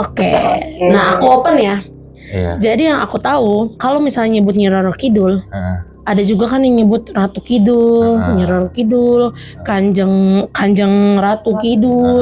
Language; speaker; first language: Indonesian; native; Indonesian